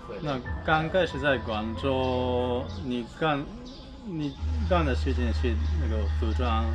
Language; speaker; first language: Chinese; non-native, fluent; Japanese